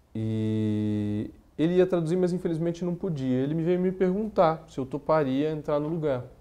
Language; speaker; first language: Portuguese; native; Portuguese